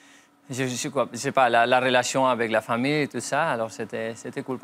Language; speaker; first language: French; non-native, fluent; Spanish